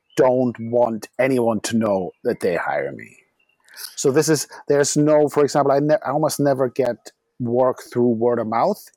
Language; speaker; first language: English; non-native, fluent; German